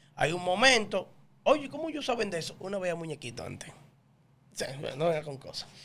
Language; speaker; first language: Spanish; native; Spanish